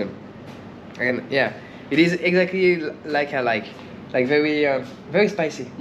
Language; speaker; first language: English; non-native, learner; French